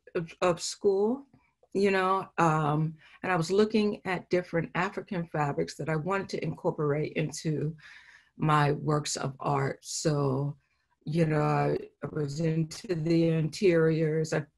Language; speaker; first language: English; native; English